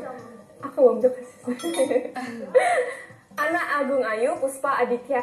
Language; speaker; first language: Korean; non-native, fluent; Indonesian